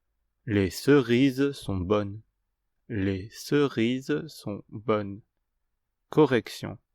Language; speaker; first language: French; non-native, fluent; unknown